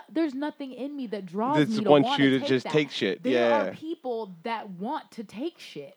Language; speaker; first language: English; native; English